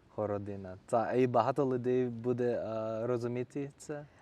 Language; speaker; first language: Ukrainian; non-native, learner; English